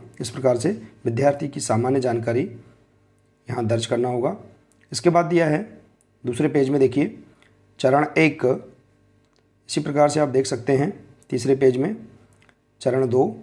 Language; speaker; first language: Hindi; native; Hindi